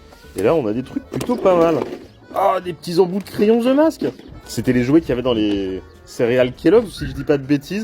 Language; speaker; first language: French; native; French